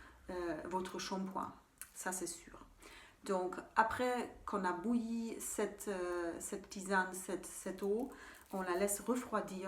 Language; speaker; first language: French; non-native, fluent; German